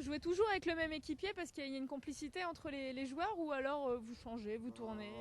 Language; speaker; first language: French; native; French